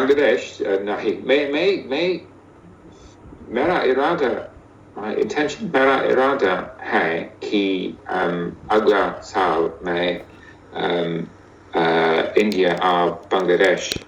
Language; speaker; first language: Hindi; non-native, learner; English